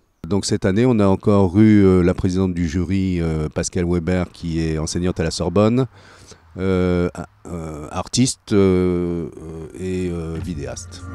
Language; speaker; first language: French; native; French